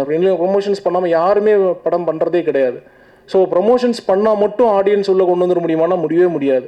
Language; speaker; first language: Tamil; native; Tamil